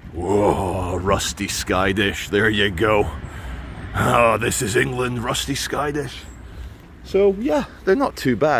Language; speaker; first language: English; native; English